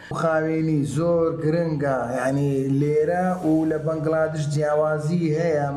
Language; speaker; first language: Central Kurdish; native; Central Kurdish